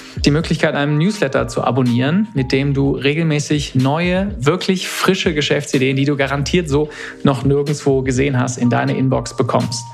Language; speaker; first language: German; native; German